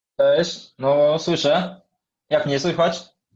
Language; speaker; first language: Polish; non-native, fluent; Russian